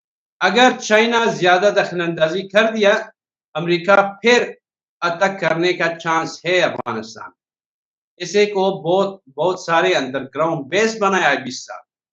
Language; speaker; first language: Hindi; non-native, fluent; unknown